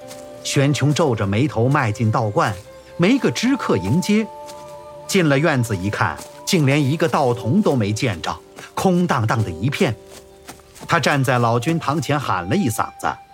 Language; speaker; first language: Chinese; native; Chinese